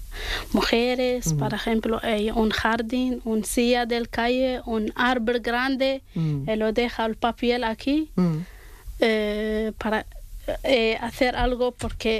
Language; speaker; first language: Spanish; non-native, learner; Arabic